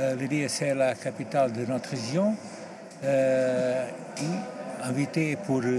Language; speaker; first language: French; non-native, learner; Portuguese